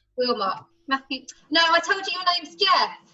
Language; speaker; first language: English; native; English